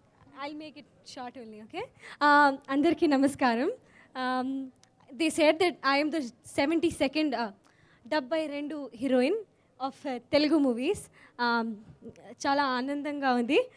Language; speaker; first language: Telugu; non-native, learner; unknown